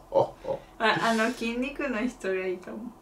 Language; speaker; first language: Japanese; non-native, fluent; Spanish